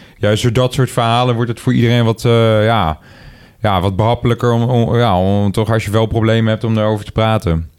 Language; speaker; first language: Dutch; native; Dutch